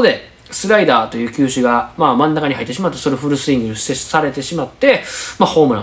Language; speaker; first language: Japanese; native; Japanese